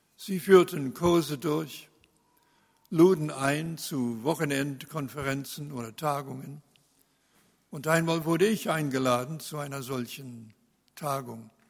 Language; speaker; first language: German; early bilingual, heritage; German